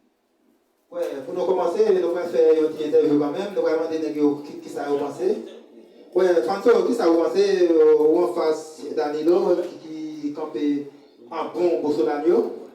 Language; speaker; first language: French; non-native, learner; Haitian Creole